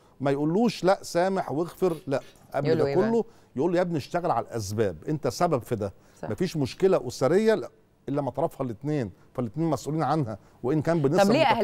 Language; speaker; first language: Arabic; native; Arabic